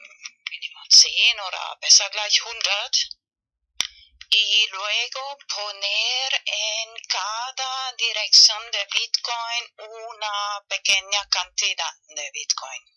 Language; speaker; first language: Spanish; non-native, fluent; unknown